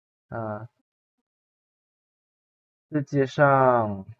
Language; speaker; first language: Chinese; non-native, fluent; Indonesian